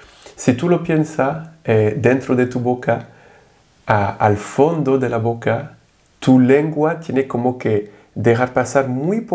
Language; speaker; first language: Spanish; non-native, fluent; French